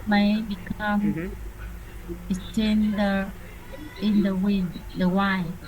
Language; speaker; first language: English; non-native, learner; Vietnamese